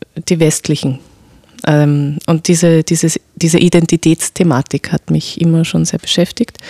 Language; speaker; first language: German; native; German